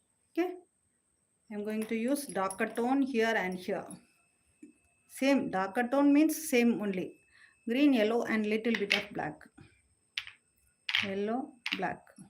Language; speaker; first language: English; non-native, local second language; Tamil